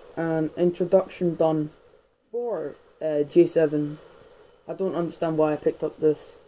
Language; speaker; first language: English; native; English